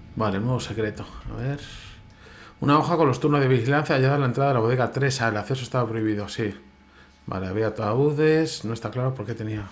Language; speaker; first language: Spanish; native; Spanish